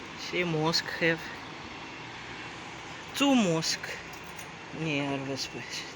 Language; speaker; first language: English; non-native, learner; Russian